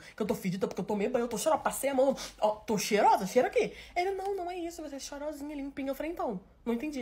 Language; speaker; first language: Portuguese; native; Portuguese